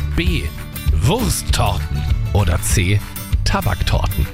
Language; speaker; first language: German; native; German